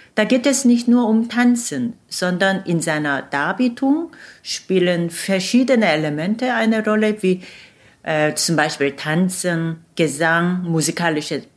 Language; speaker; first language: German; non-native, fluent; Korean